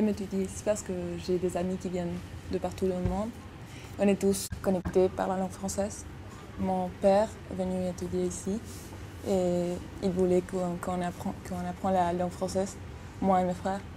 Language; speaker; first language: French; non-native, local second language; Spanish